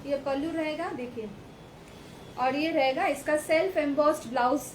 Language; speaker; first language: Hindi; non-native, local second language; Bangla